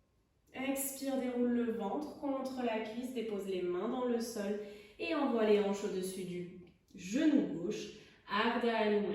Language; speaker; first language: French; native; French